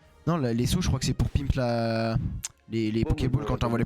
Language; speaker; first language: French; native; French